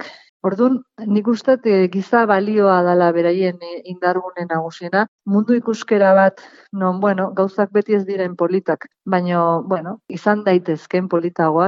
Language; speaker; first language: Basque; native; Basque